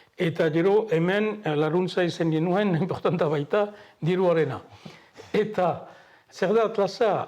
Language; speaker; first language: Basque; native; Basque